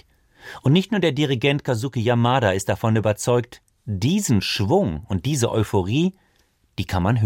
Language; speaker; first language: German; native; German